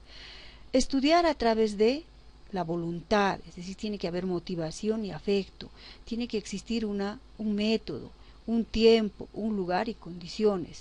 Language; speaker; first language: Spanish; native; Spanish